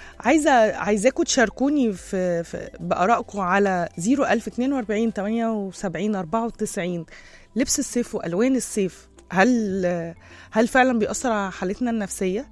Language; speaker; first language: Arabic; native; Arabic